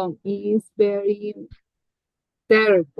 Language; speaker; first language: English; non-native, learner; Spanish